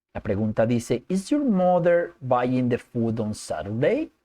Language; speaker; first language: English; non-native, fluent; Spanish